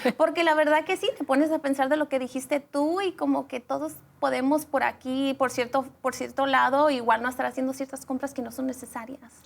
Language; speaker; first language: Spanish; early bilingual, other home language; English